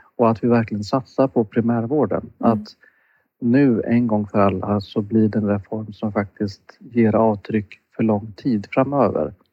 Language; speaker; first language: Swedish; native; Swedish